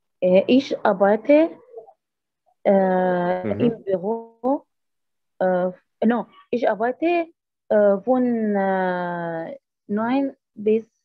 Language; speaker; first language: German; non-native, learner; Arabic